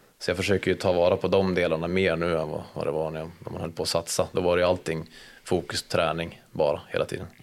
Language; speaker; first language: Swedish; native; Swedish